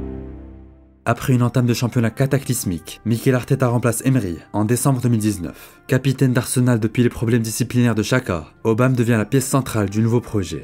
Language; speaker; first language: French; native; French